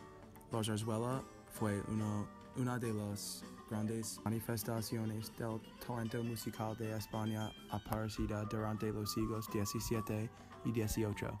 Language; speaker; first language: Spanish; non-native, learner; English